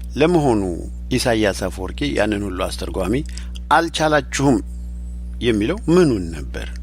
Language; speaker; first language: Amharic; native; Amharic